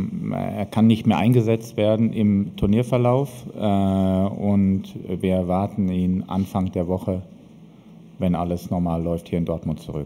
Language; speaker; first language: German; native; German